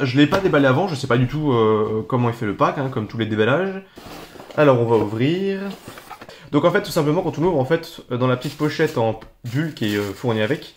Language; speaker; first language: French; native; French